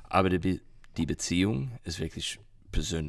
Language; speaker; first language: German; non-native, learner; English